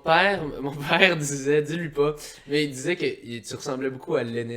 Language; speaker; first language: French; native; French